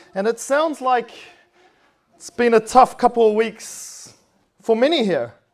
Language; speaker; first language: English; native; English